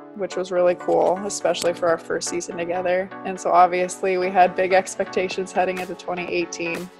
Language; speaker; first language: English; native; English